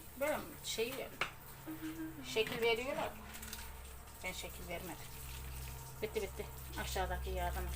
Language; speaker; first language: Turkish; native; Turkish